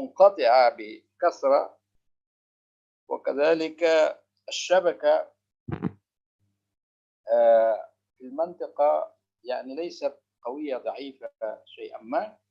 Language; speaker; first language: Arabic; non-native, local second language; Indonesian